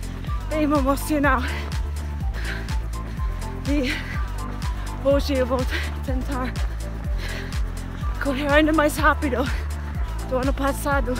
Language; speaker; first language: Portuguese; non-native, fluent; English